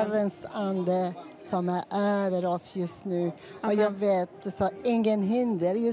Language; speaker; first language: Swedish; non-native, fluent; Persian